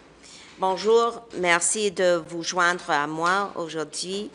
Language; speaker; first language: French; non-native, fluent; English